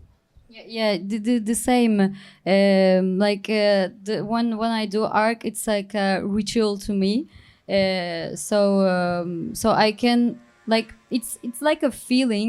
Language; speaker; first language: English; non-native, learner; Turkish